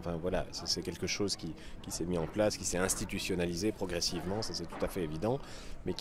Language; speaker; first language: French; native; French